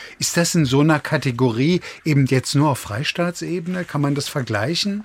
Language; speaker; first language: German; native; German